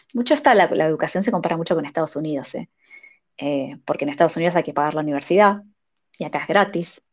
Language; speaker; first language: Spanish; native; Spanish